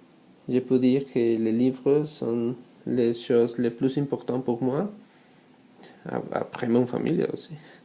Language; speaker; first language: French; non-native, learner; Spanish